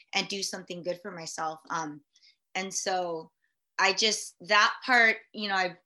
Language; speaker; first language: English; early bilingual, other home language; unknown